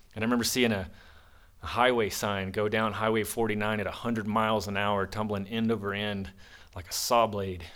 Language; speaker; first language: English; native; English